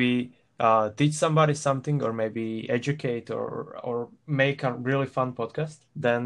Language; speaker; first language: English; non-native, fluent; Croatian